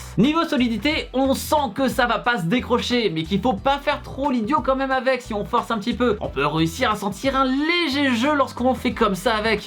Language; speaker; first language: French; native; French